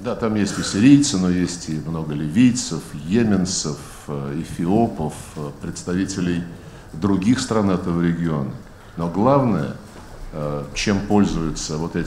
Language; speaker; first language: Russian; native; Russian